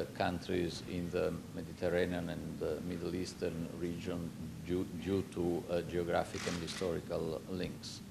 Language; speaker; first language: English; non-native, fluent; Italian